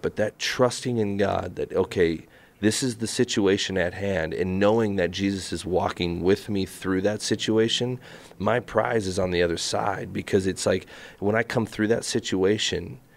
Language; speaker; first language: English; native; English